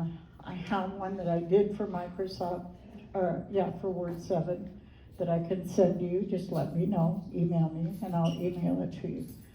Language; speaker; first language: English; native; English